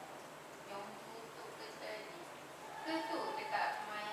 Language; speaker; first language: Malay; native; Malay